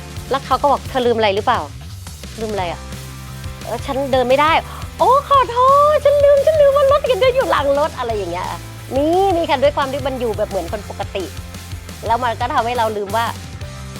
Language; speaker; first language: Thai; native; Thai